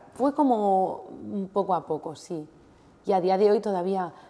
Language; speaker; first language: Spanish; native; Spanish